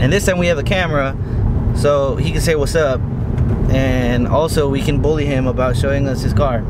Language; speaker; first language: English; early bilingual, other home language; Spanish